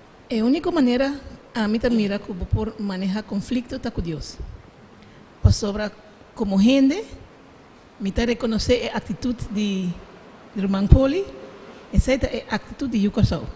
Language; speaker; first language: Portuguese; non-native, learner; Papiamento